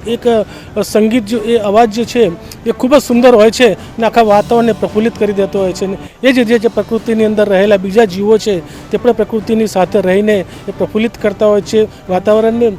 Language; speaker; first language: Gujarati; non-native, local second language; Rathawi